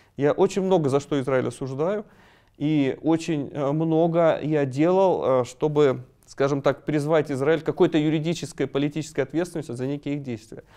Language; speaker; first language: Russian; native; Russian